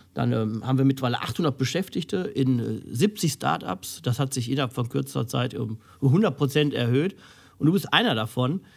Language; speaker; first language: German; native; German